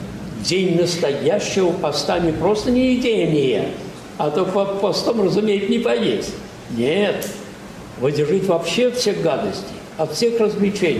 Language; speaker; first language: Russian; native; Russian